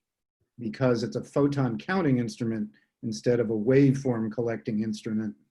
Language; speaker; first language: English; native; English